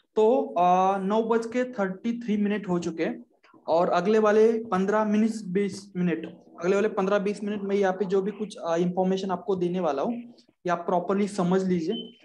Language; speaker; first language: Hindi; non-native, local second language; Marathi